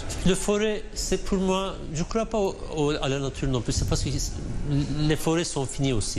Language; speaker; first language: French; non-native, fluent; Turkish